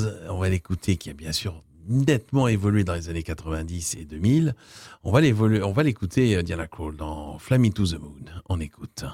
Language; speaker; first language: French; native; French